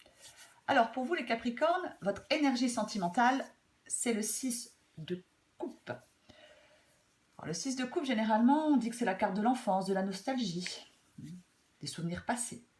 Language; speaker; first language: French; native; French